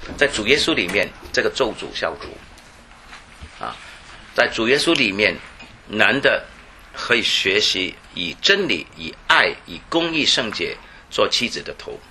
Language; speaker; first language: Chinese; non-native, local second language; Cantonese